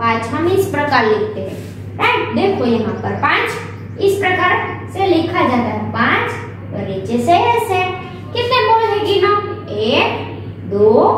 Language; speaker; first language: Hindi; non-native, local second language; Gujarati